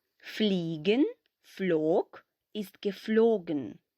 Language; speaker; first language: German; non-native, fluent; Ukrainian